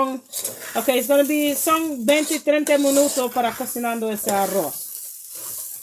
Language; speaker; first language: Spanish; non-native, learner; English